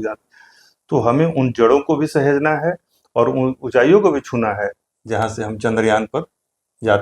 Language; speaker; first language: Hindi; native; Hindi